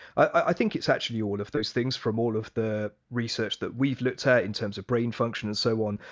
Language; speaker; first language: English; early bilingual, other home language; Hindi